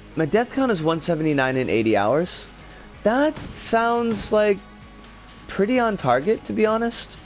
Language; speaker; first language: English; native; English